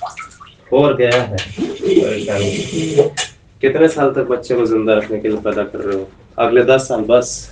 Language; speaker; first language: Hindi; native; Hindi